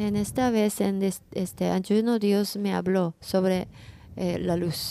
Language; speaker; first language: Spanish; non-native, learner; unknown